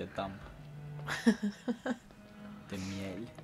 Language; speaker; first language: Swedish; native; Swedish